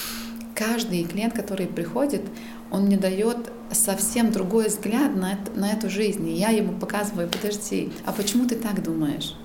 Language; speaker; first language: Russian; non-native, local second language; Latvian